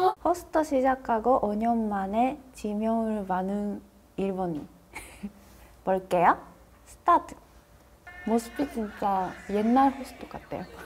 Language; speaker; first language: Korean; non-native, fluent; Japanese